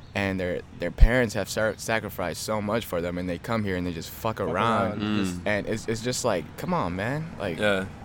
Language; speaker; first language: English; early bilingual, other home language; Amharic